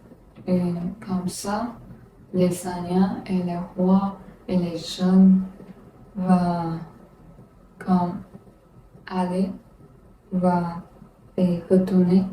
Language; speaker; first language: French; non-native, learner; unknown